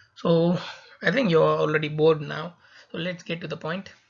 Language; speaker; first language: English; non-native, local second language; Tamil